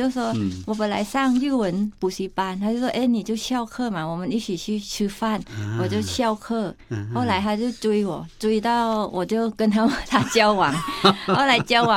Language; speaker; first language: Chinese; non-native, fluent; Thai